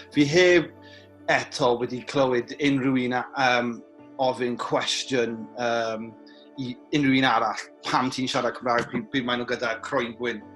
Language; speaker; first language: Welsh; non-native, local second language; English